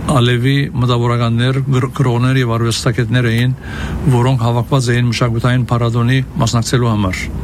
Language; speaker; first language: Armenian; early bilingual, heritage; Armenian